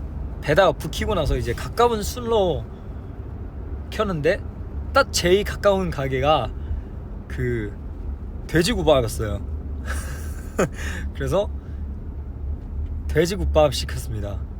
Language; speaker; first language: Korean; non-native, fluent; Chinese